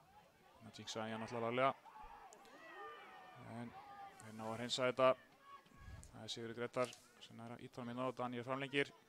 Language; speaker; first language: Icelandic; native; Icelandic